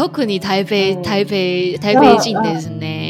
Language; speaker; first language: Japanese; non-native, learner; Chinese